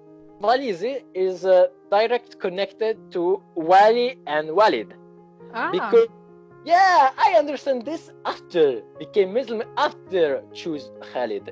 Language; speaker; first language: English; non-native, learner; Italian